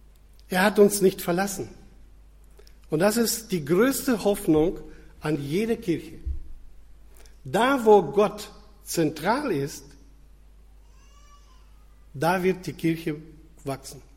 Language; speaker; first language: German; non-native, fluent; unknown